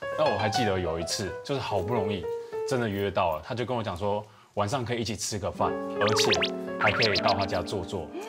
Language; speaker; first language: Chinese; native; Chinese